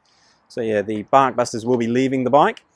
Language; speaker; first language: English; native; English